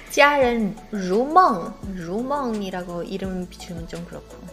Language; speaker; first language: Korean; native; Korean